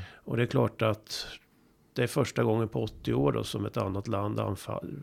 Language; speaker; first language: Swedish; native; Swedish